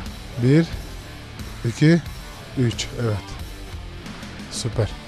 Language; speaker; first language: Turkish; early bilingual, heritage; Turkish